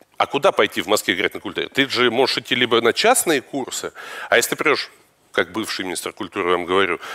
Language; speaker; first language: Russian; native; Russian